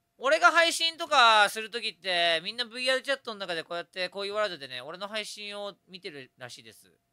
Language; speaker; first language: Japanese; native; Japanese